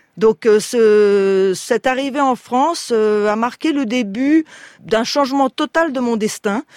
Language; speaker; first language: French; early bilingual, other home language; Spanish